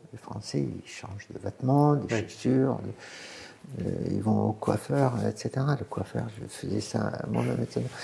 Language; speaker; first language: French; non-native, fluent; Arabic